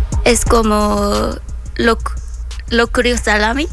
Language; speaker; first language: Spanish; non-native, learner; Korean